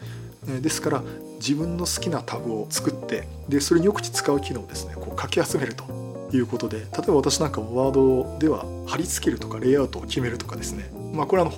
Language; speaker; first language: Japanese; native; Japanese